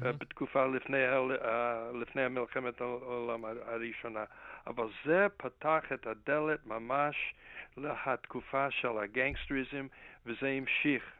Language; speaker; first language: Hebrew; non-native, fluent; English